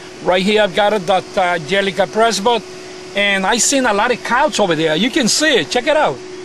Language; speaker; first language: English; non-native, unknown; Spanish